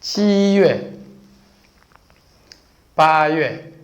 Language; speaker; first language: Chinese; non-native, fluent; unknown